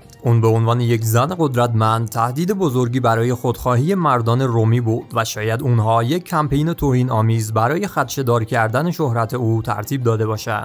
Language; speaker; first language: Persian; native; Persian